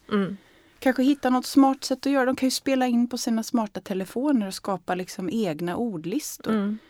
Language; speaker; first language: Swedish; native; Swedish